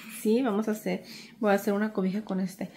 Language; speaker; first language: Spanish; native; Spanish